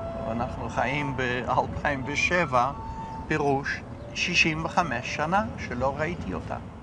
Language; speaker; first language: Hebrew; non-native, fluent; Dutch